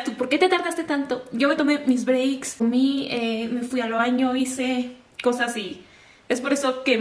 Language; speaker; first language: Spanish; native; Spanish